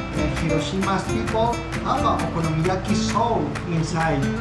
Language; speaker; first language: English; non-native, learner; Spanish